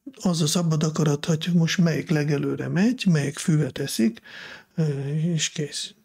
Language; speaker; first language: Hungarian; non-native, fluent; Russian